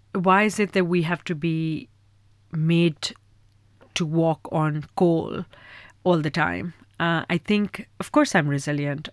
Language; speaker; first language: English; non-native, local second language; Urdu